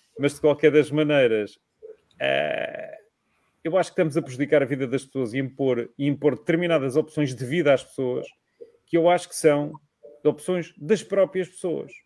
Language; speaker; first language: Portuguese; native; Portuguese